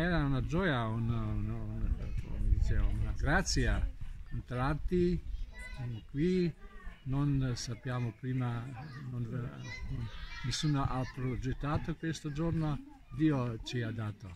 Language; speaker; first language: Italian; non-native, learner; Slovenian